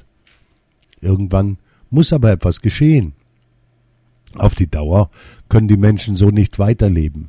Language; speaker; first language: German; early bilingual, other home language; Arabic